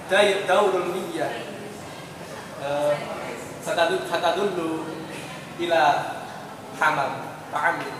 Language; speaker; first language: Arabic; non-native, learner; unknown